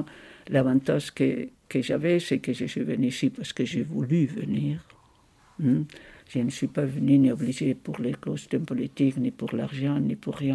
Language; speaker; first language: French; non-native, fluent; Spanish